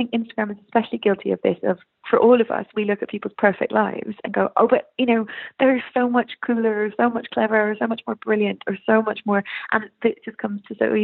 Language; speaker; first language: English; native; English